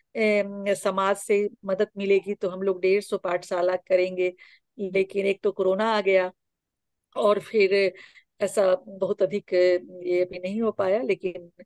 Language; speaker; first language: Hindi; native; Hindi